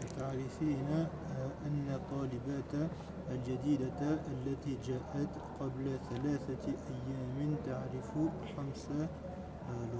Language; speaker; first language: Arabic; non-native, learner; French